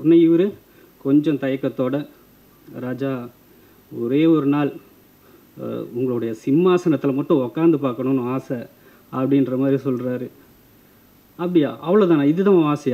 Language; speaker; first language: Tamil; native; Tamil